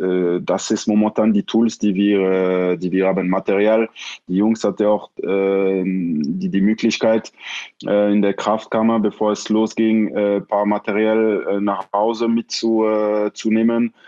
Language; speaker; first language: German; non-native, fluent; French